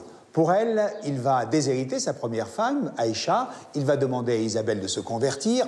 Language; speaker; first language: French; native; French